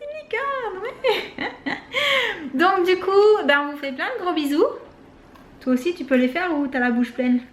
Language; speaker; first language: French; native; French